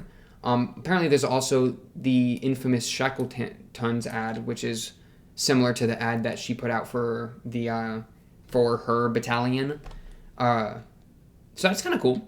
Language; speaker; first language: English; native; English